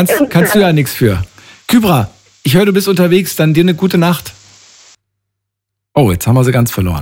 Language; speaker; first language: German; native; German